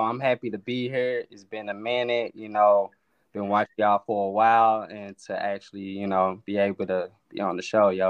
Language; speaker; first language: English; native; English